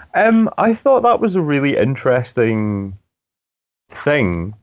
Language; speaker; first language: English; native; English